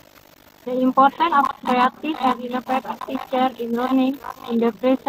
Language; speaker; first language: English; non-native, learner; Indonesian